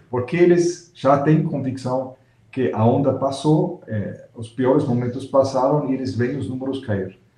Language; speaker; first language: Portuguese; non-native, fluent; German